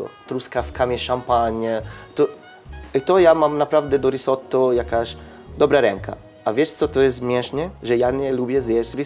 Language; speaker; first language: Polish; non-native, learner; Italian